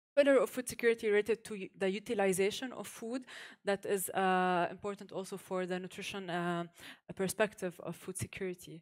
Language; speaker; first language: English; non-native, fluent; Arabic